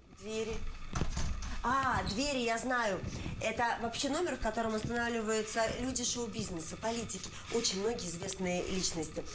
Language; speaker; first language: Russian; native; Russian